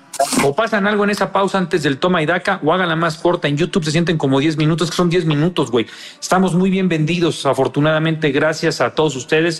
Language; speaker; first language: Spanish; native; Spanish